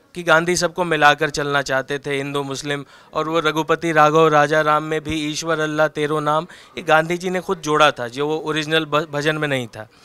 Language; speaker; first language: Hindi; native; Hindi